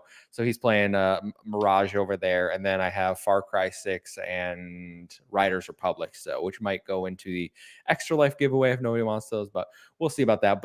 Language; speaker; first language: English; native; English